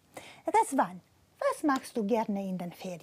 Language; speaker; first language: German; non-native, fluent; Romanian